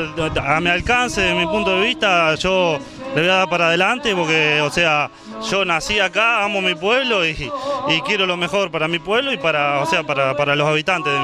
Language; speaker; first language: Spanish; native; Spanish